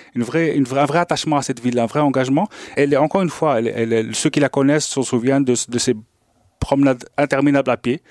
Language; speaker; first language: French; non-native, local second language; Arabic